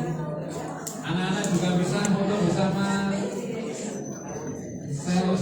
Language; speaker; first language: Indonesian; native; Indonesian